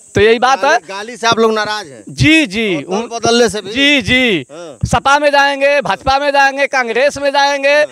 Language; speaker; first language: Hindi; native; Hindi